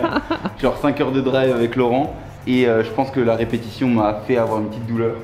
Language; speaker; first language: French; native; French